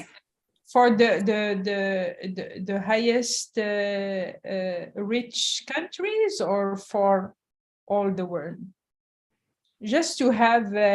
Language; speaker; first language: English; non-native, fluent; French